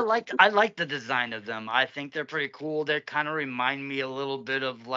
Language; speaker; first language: English; native; English